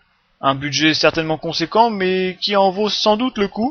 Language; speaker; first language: French; native; French